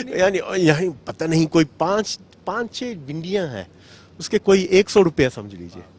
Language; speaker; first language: Urdu; non-native, fluent; Japanese